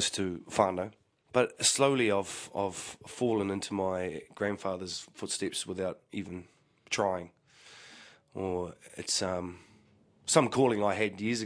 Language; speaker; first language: English; native; English